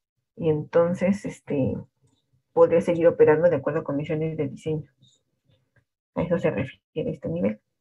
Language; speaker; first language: Spanish; native; Spanish